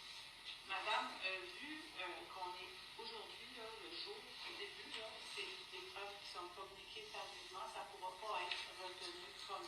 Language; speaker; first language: French; native; French